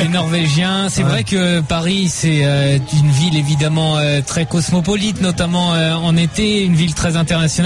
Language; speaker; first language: French; native; French